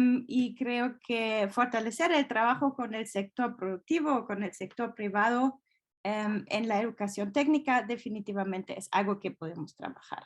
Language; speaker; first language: Spanish; non-native, fluent; German